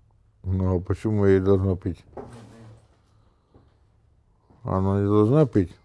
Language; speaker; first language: Russian; native; Russian